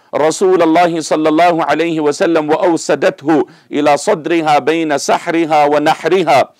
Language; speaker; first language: Arabic; non-native, fluent; English